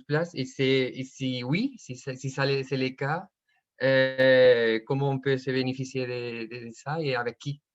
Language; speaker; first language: French; non-native, fluent; Spanish